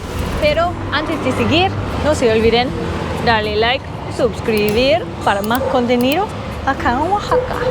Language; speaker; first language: Spanish; non-native, learner; English